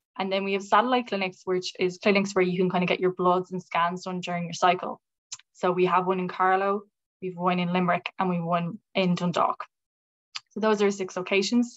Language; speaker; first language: English; native; English